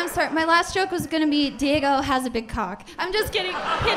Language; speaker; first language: English; native; English